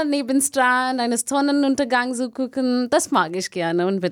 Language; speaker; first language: German; non-native, learner; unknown